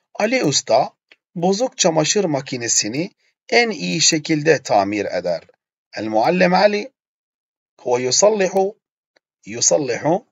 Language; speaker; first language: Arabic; non-native, fluent; Turkish